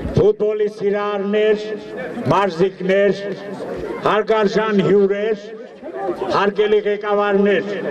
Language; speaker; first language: Armenian; native; Armenian